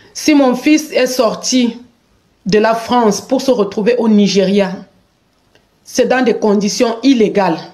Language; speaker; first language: French; non-native, local second language; Lingala